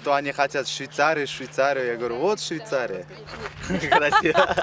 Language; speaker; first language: Russian; non-native, local second language; Uzbek